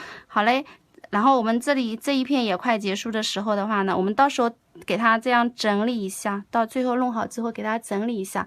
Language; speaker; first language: Chinese; native; Chinese